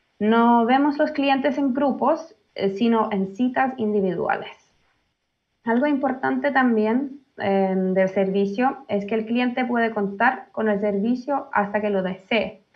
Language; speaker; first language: Spanish; early bilingual, heritage; Finnish